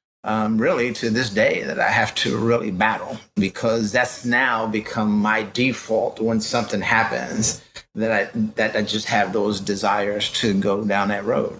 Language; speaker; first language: English; native; English